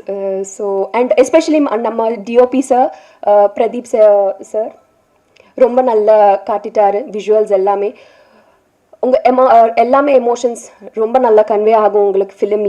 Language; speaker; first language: Tamil; non-native, learner; Telugu